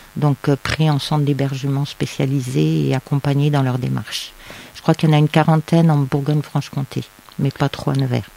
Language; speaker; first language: French; native; French